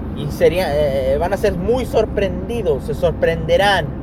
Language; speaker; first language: Spanish; early bilingual, heritage; Spanish